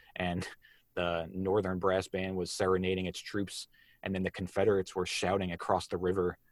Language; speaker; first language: English; native; English